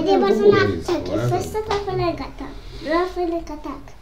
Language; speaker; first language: Polish; early bilingual, heritage; Polish